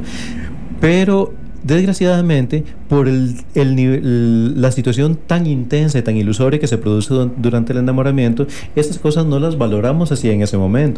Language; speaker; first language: Spanish; native; Spanish